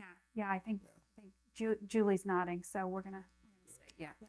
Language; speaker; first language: English; native; English